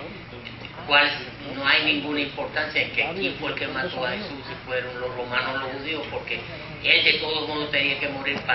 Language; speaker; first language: Spanish; native; Spanish